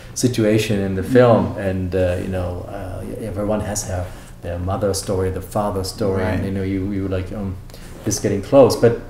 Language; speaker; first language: English; non-native, fluent; German